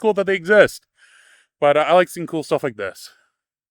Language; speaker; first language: English; native; English